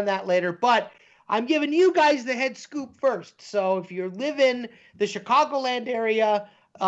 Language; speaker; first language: English; native; English